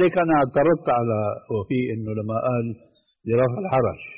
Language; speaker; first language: Arabic; native; Arabic